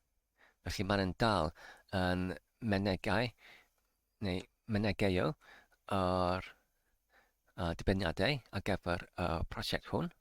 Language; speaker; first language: Welsh; non-native, learner; English